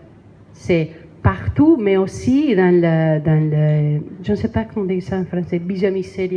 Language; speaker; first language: French; non-native, learner; Spanish